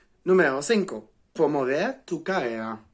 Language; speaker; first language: Spanish; non-native, fluent; English